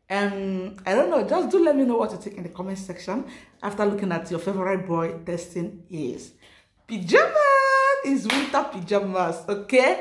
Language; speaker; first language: English; non-native, local second language; Igbo